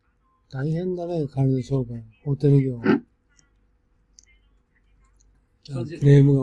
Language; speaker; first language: Japanese; native; Japanese